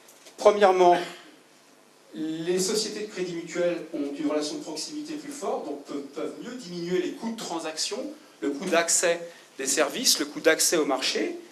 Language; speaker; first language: French; native; French